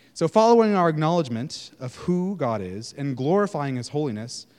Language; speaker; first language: English; native; English